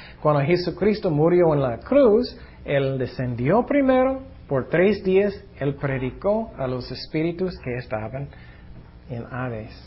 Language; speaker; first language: Spanish; non-native, fluent; English